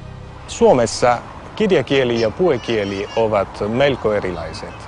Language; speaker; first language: Finnish; non-native, fluent; Italian